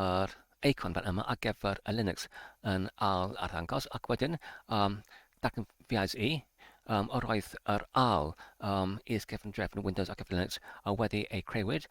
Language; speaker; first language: Welsh; non-native, learner; English